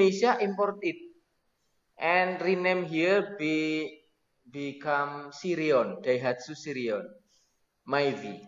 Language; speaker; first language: English; non-native, learner; Indonesian